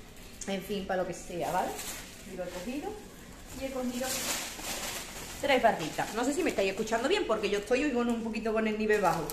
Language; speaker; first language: Spanish; native; Spanish